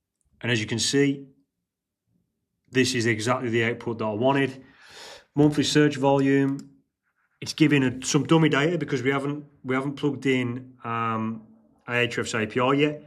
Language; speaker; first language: English; native; English